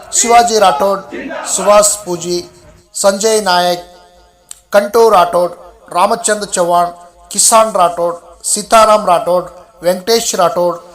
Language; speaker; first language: Kannada; native; Kannada